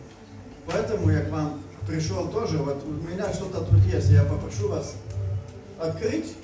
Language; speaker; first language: Russian; non-native, fluent; Lithuanian